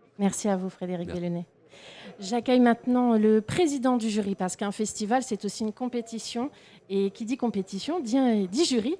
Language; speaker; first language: French; native; French